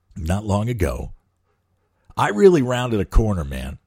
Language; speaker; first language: English; native; English